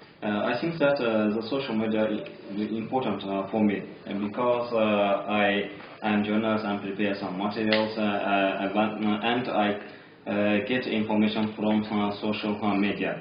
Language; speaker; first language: English; non-native, learner; Azerbaijani